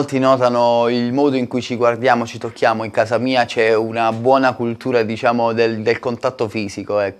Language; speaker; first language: Italian; native; Italian